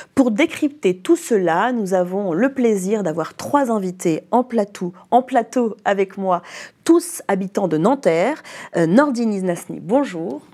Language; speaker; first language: French; native; French